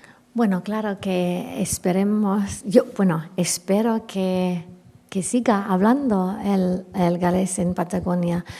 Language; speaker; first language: Spanish; non-native, fluent; Welsh